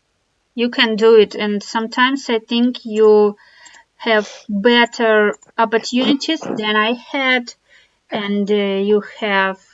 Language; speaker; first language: English; non-native, fluent; Russian